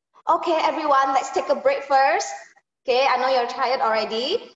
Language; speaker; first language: English; non-native, fluent; Indonesian